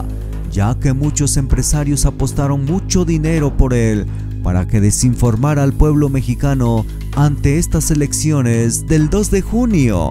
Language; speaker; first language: Spanish; native; Spanish